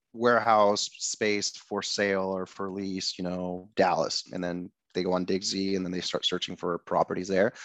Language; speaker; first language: English; non-native, fluent; Spanish